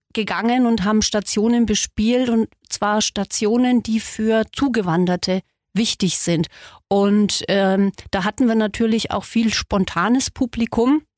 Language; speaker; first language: German; native; German